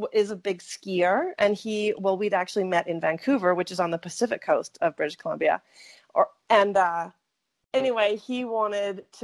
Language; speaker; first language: English; native; English